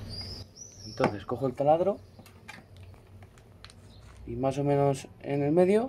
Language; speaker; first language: Spanish; native; Spanish